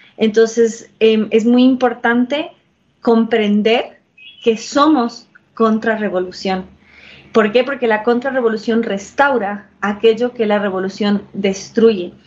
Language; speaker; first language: Spanish; early bilingual, heritage; English